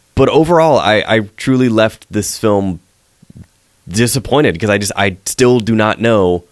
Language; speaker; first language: English; native; English